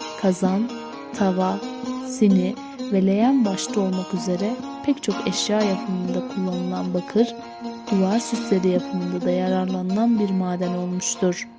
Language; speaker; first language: Turkish; native; Turkish